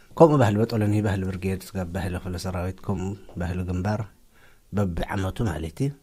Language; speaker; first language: Tigrinya; native; Tigrinya